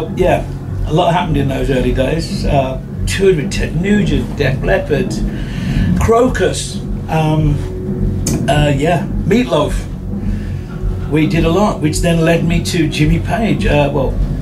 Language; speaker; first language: English; native; English